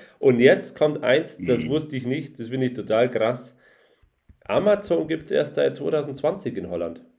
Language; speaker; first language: German; native; German